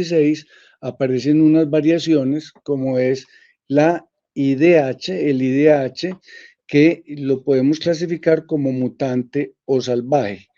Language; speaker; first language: Spanish; native; Spanish